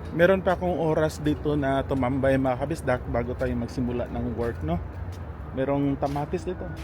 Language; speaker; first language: Filipino; non-native, local second language; Cebuano